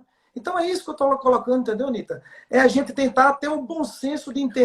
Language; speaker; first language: Portuguese; native; Portuguese